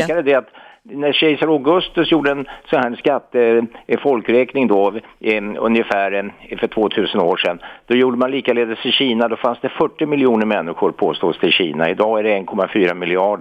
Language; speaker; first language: Swedish; native; Swedish